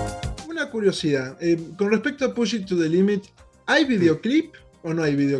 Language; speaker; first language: Spanish; native; Spanish